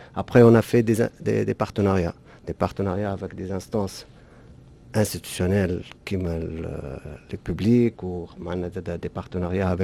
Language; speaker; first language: French; non-native, local second language; Arabic